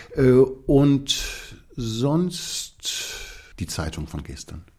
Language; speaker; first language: German; non-native, fluent; Danish